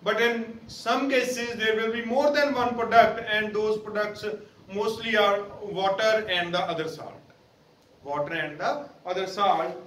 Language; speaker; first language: English; non-native, local second language; Punjabi